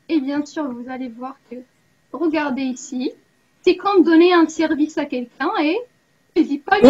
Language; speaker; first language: French; non-native, fluent; Arabic